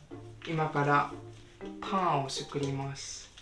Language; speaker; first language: Japanese; non-native, learner; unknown